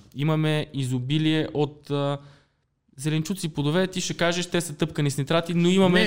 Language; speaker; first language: Bulgarian; native; Bulgarian